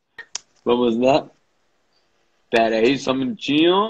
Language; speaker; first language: Portuguese; native; Portuguese